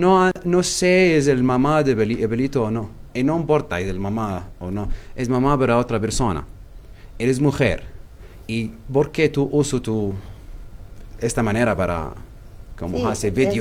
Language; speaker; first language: Spanish; non-native, learner; Arabic